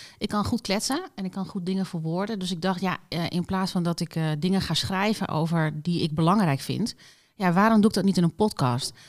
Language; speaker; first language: Dutch; native; Dutch